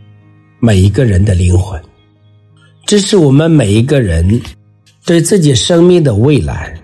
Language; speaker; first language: Chinese; native; Chinese